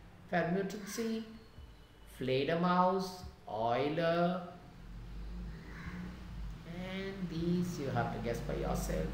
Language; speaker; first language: English; non-native, local second language; Tamil